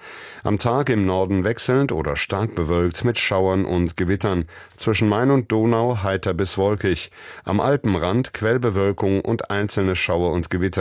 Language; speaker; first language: German; native; German